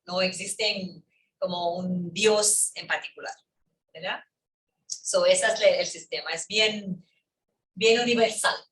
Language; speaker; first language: Spanish; early bilingual, heritage; English